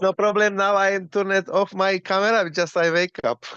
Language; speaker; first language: English; non-native, learner; Slovak